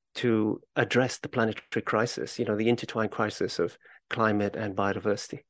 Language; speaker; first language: English; native; English